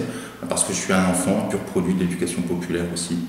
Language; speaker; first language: French; native; French